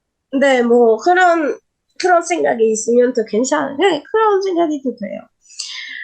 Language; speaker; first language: Korean; non-native, learner; Indonesian